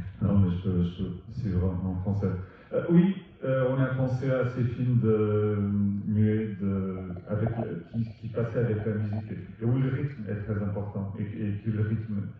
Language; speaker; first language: French; non-native, fluent; Portuguese